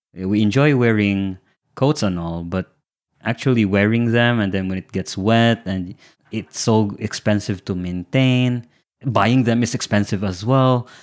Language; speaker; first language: English; non-native, local second language; Filipino